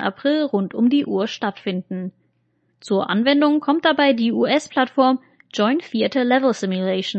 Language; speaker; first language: German; native; German